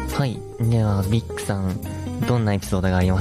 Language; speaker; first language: Japanese; native; Japanese